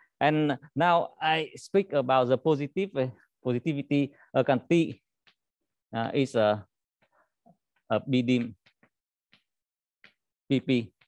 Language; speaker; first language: English; non-native, learner; Vietnamese